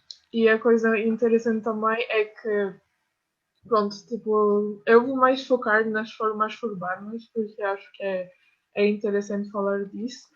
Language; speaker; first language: Portuguese; non-native, fluent; French